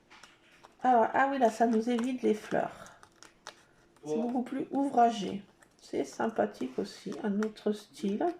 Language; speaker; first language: French; native; French